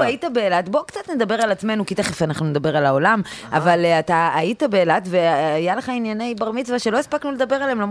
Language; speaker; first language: Hebrew; native; Hebrew